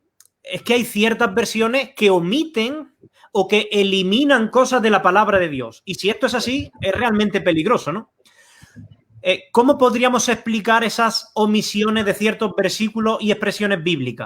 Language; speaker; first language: Spanish; native; Spanish